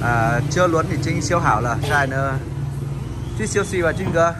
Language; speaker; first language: Chinese; non-native, fluent; Vietnamese